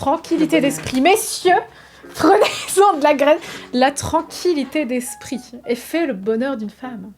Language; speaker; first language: French; native; French